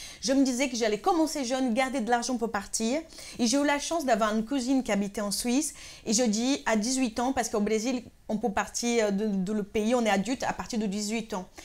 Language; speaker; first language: French; non-native, fluent; Portuguese